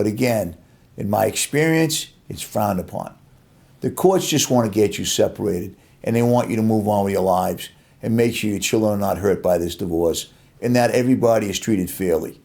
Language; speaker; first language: English; native; English